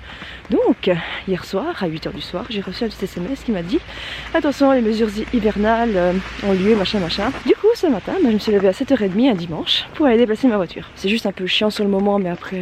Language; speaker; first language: French; native; French